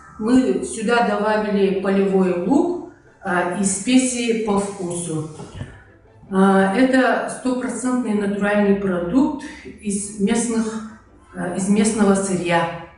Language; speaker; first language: Russian; non-native, local second language; Yakut